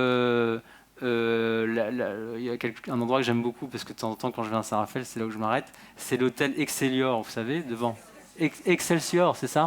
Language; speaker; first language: French; native; French